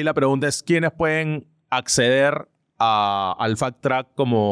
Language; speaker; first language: Spanish; native; Spanish